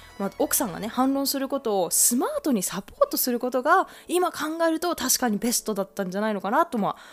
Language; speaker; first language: Japanese; native; Japanese